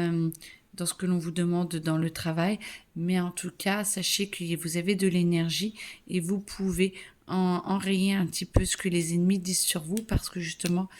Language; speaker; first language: French; native; French